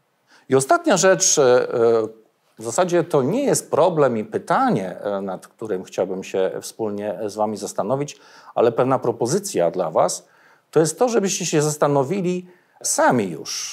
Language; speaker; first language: Polish; native; Polish